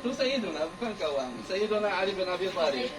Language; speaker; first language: Indonesian; non-native, learner; Arabic